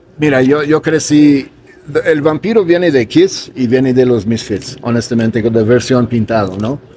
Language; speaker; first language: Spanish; non-native, fluent; English